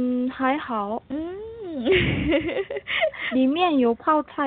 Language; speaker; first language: Chinese; non-native, learner; Korean